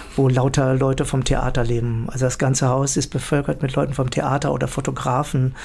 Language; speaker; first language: German; native; German